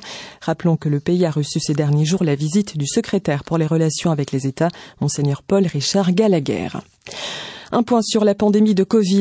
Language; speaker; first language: French; native; French